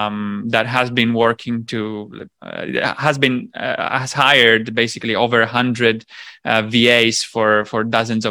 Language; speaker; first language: English; non-native, fluent; Italian